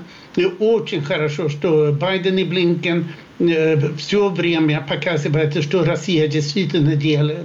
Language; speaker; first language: Russian; non-native, fluent; Swedish